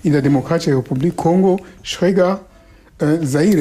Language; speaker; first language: German; non-native, fluent; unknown